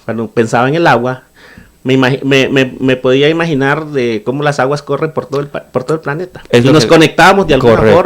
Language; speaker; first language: Spanish; non-native, local second language; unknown